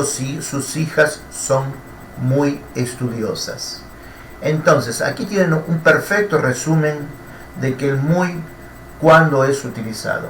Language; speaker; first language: Spanish; non-native, fluent; Portuguese